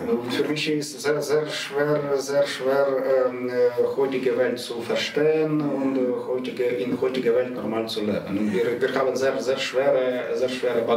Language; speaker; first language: German; non-native, learner; Ukrainian